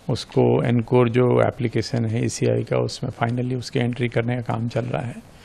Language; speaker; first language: Hindi; native; Hindi